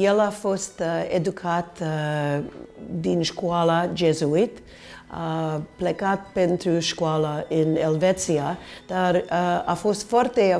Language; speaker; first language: Romanian; early bilingual, heritage; Romanian